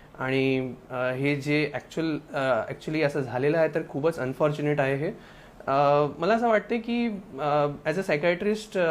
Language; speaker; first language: Marathi; non-native, local second language; Sindhi